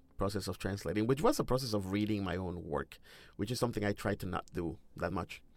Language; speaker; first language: English; non-native, fluent; Spanish